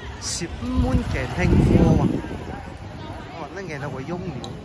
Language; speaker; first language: Chinese; native; Chinese